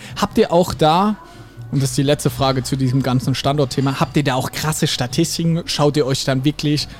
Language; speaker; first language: German; native; German